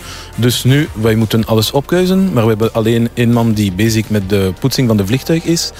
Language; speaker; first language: Dutch; non-native, local second language; French